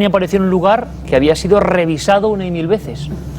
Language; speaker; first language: Spanish; native; Spanish